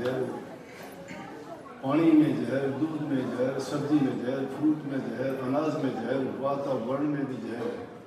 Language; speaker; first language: Hindi; native; Hindi